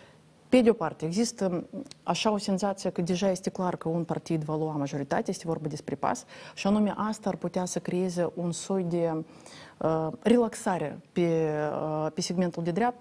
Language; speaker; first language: Romanian; native; Romanian